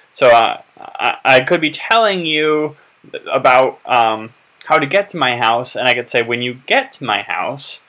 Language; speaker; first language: English; native; English